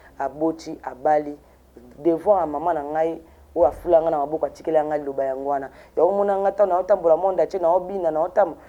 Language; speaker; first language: Lingala; native; Lingala